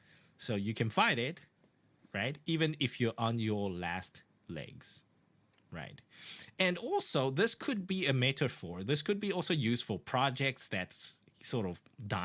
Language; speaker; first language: English; non-native, fluent; Chinese